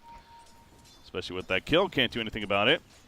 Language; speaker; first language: English; native; English